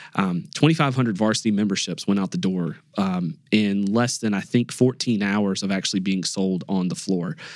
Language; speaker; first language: English; native; English